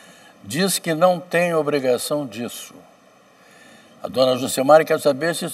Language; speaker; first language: Portuguese; native; Portuguese